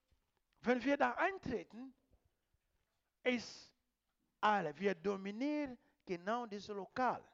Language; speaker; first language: German; non-native, fluent; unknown